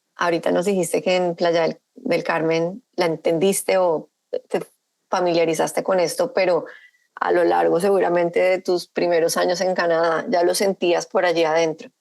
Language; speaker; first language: Spanish; native; Spanish